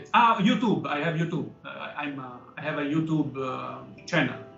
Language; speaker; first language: English; non-native, learner; Italian